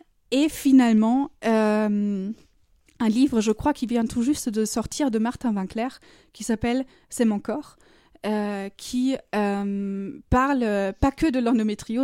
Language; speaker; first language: French; non-native, fluent; German